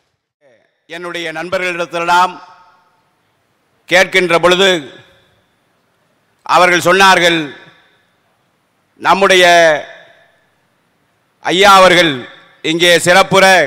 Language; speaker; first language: Tamil; native; Tamil